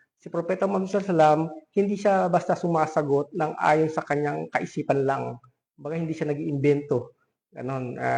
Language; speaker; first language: Filipino; non-native, local second language; Pampanga